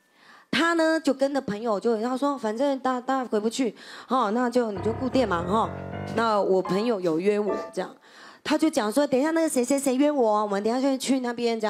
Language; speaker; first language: Chinese; native; Chinese